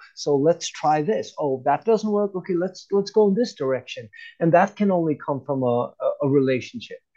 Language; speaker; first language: English; native; English